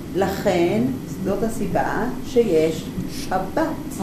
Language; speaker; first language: Hebrew; non-native, learner; English